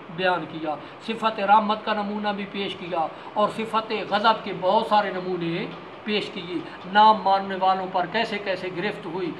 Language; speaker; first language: Urdu; non-native, local second language; Punjabi